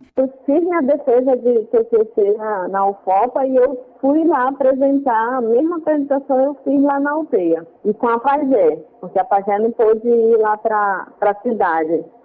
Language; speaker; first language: Portuguese; native; Portuguese